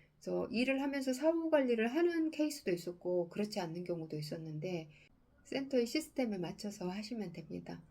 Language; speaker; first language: Korean; native; Korean